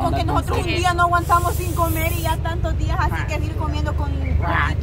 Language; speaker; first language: Spanish; native; Spanish